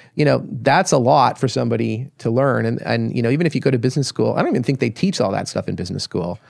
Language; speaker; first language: English; native; English